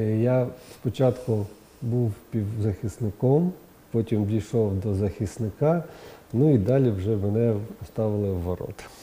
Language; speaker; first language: Ukrainian; non-native, local second language; Russian